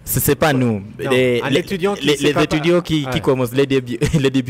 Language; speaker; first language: French; non-native, learner; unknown